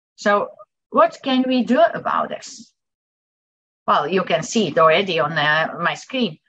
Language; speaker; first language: English; non-native, fluent; Dutch